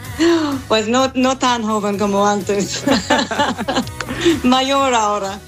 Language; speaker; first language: Spanish; non-native, learner; English